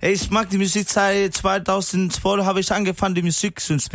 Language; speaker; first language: German; non-native, learner; Spanish